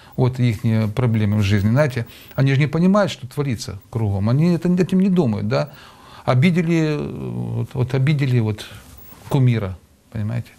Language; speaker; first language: Russian; native; Russian